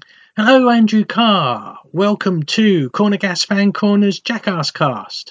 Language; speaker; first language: English; native; English